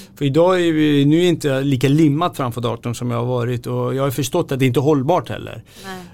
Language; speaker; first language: Swedish; native; Swedish